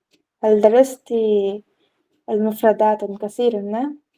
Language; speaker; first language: Arabic; non-native, fluent; Hindi